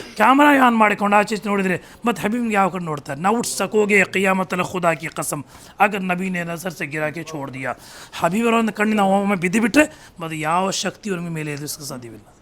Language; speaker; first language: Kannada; non-native, local second language; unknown